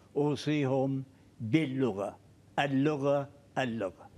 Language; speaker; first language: Arabic; native; Arabic